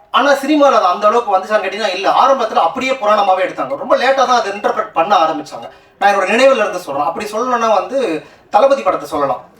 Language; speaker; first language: Tamil; native; Tamil